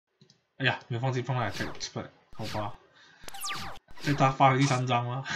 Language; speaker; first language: Chinese; native; Chinese